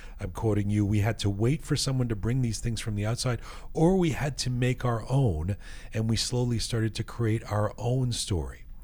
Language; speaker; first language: English; early bilingual, other home language; Persian